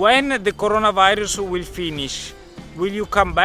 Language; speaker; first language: English; non-native, fluent; Italian